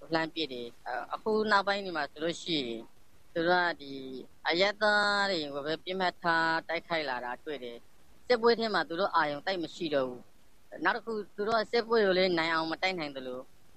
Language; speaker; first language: Burmese; native; Burmese